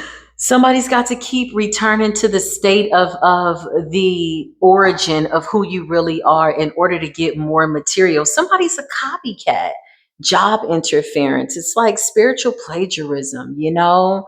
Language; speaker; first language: English; native; English